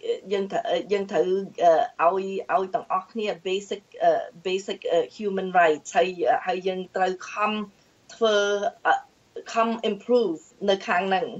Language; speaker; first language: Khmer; early bilingual, heritage; Khmer